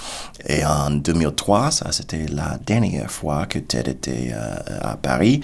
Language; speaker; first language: French; non-native, fluent; English